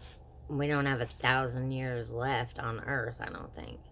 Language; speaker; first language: English; native; English